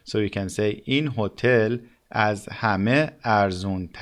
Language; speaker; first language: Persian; native; Persian